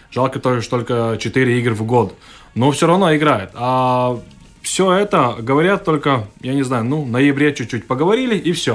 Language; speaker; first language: Russian; non-native, local second language; Latvian